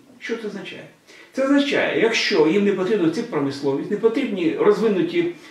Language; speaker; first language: Ukrainian; non-native, local second language; Russian